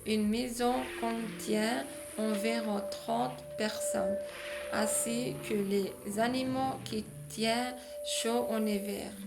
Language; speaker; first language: French; non-native, learner; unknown